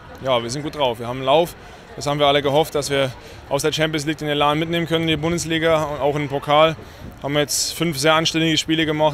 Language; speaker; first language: German; native; German